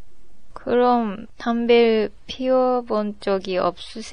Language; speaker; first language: Korean; non-native, learner; Japanese